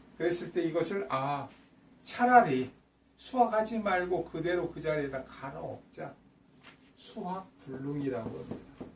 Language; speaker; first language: Korean; native; Korean